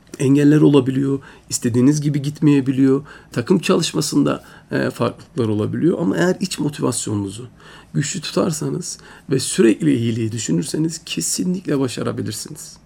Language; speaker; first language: Turkish; early bilingual, heritage; Turkish